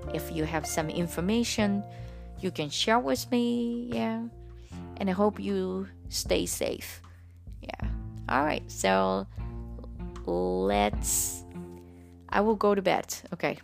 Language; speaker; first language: English; non-native, fluent; Japanese